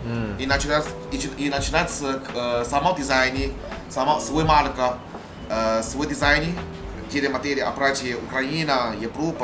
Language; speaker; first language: Russian; non-native, learner; Chinese